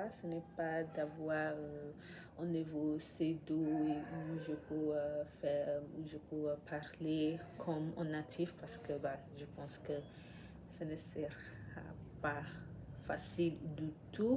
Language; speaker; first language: French; non-native, learner; English